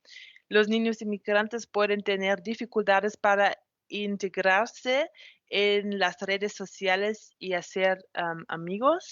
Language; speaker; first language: Spanish; non-native, fluent; German